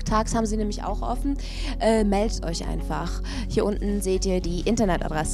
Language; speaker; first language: German; native; German